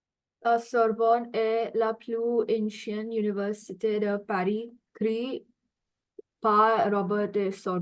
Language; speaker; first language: French; non-native, learner; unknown